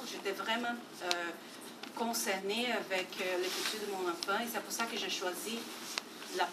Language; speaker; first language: French; non-native, fluent; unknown